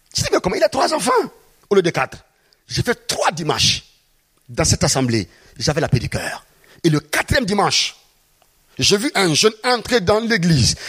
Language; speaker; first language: French; non-native, local second language; Mossi